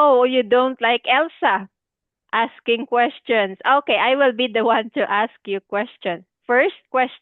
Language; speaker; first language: English; non-native, fluent; Filipino